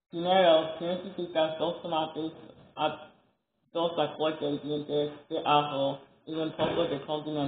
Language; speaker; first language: Spanish; non-native, learner; English